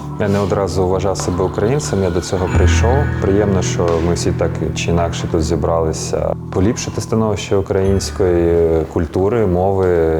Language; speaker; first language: Ukrainian; non-native, local second language; Russian